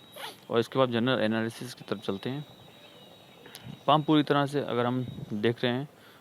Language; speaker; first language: Hindi; native; Hindi